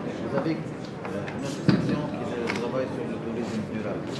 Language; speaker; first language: French; non-native, learner; Italian